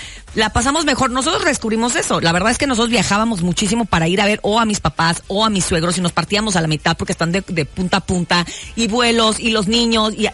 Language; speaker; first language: Spanish; native; Spanish